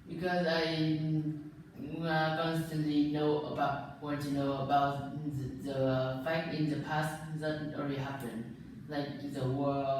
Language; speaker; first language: English; non-native, learner; Vietnamese